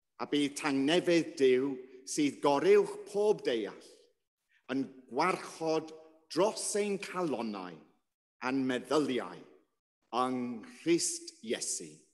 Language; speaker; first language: Welsh; non-native, local second language; English